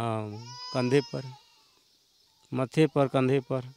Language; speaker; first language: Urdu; non-native, local second language; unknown